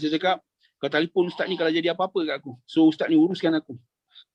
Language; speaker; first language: Indonesian; non-native, local second language; Malay